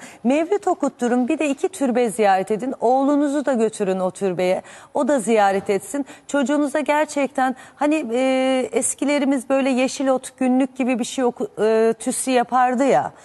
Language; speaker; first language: Turkish; native; Turkish